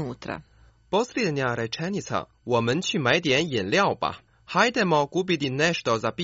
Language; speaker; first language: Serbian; non-native, fluent; Chinese